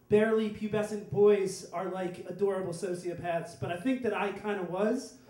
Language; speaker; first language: English; native; English